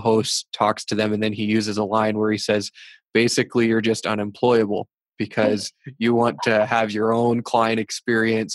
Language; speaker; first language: English; native; English